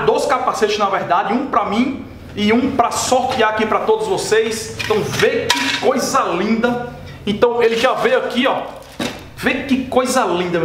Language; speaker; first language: Portuguese; native; Portuguese